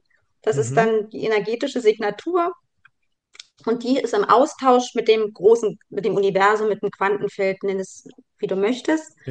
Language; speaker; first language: German; native; German